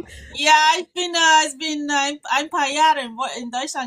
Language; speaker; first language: German; non-native, fluent; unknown